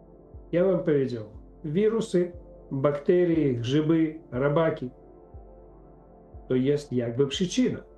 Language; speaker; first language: Polish; non-native, fluent; Ukrainian